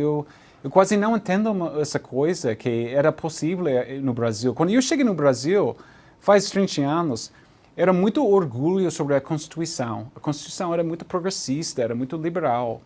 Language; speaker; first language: Portuguese; non-native, learner; English